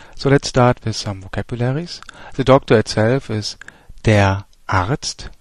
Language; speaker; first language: English; non-native, fluent; German